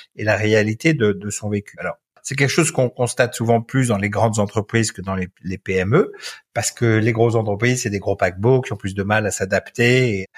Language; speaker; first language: French; native; French